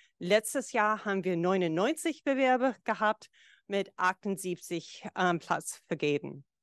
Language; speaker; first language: German; non-native, fluent; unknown